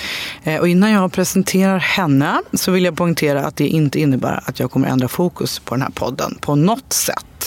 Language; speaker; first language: Swedish; native; Swedish